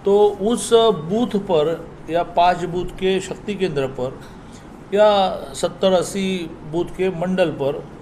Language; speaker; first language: Hindi; non-native, local second language; Marathi